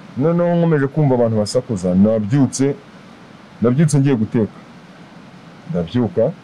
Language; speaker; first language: Kinyarwanda; native; Kinyarwanda